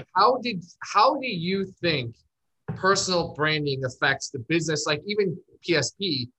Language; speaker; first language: English; native; English